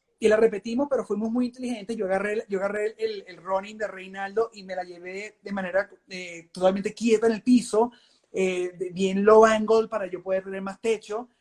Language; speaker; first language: Spanish; native; Spanish